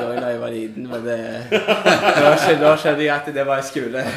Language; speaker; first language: Norwegian; native; Norwegian